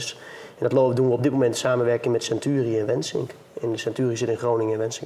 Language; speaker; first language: Dutch; native; Dutch